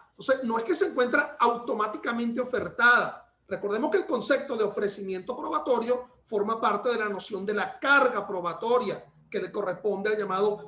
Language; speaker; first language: Spanish; native; Spanish